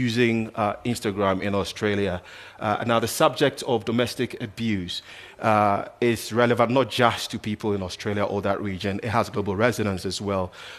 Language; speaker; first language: English; non-native, local second language; Akan